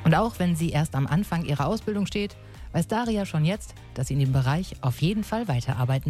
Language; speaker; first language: German; native; German